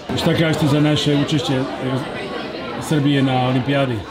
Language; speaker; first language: Serbian; native; Serbian